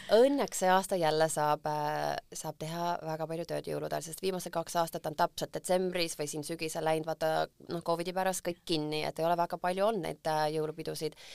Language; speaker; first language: Estonian; early bilingual, other home language; English